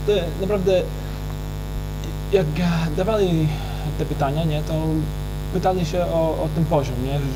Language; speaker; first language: Polish; early bilingual, heritage; English